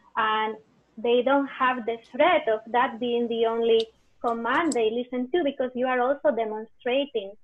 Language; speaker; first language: English; non-native, fluent; Spanish